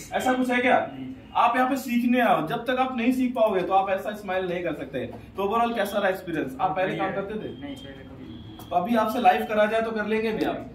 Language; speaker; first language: Hindi; native; Hindi